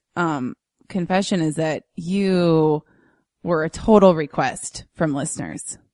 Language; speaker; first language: English; native; English